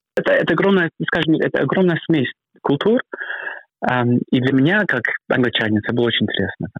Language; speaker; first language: Russian; non-native, fluent; English